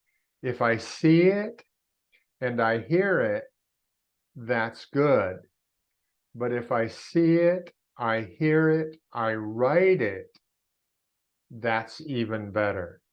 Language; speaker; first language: English; non-native, fluent; Vietnamese